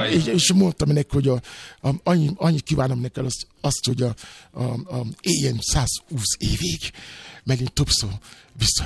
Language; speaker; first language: Hungarian; non-native, fluent; Yoruba